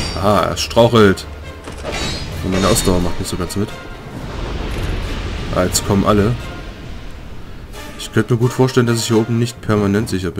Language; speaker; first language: German; native; German